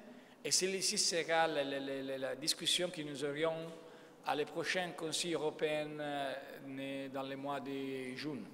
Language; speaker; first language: French; non-native, fluent; Italian